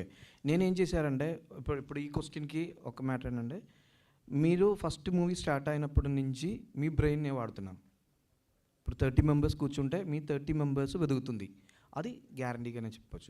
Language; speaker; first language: Telugu; non-native, local second language; Malayalam